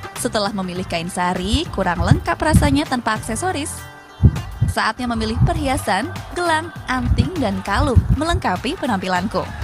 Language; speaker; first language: Indonesian; native; Indonesian